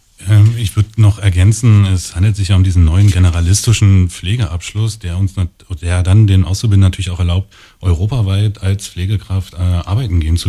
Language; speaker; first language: German; native; German